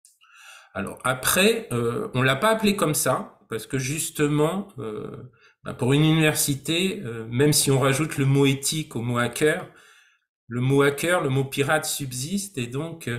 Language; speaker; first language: French; native; French